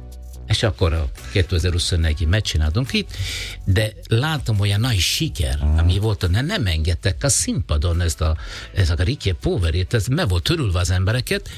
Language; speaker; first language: Hungarian; non-native, learner; Italian